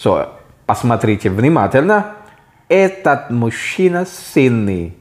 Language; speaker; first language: Russian; non-native, fluent; Filipino